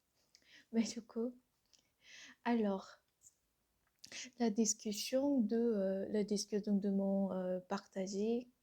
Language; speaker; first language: French; non-native, learner; Korean